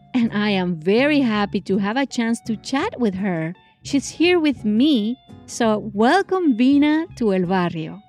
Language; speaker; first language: English; non-native, fluent; Spanish